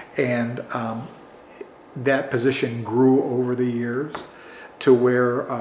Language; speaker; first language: English; native; English